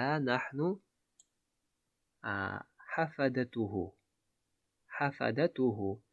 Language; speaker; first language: Arabic; non-native, fluent; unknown